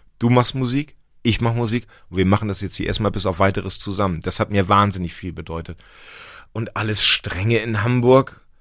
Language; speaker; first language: German; native; German